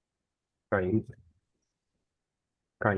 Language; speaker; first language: German; non-native, learner; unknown